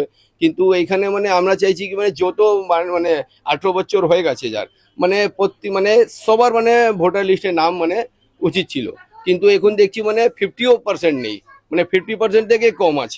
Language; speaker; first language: Bangla; non-native, local second language; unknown